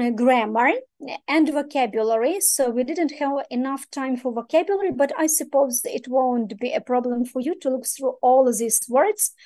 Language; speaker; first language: English; non-native, fluent; Ukrainian